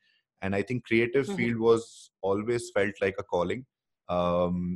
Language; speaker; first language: English; non-native, local second language; Hindi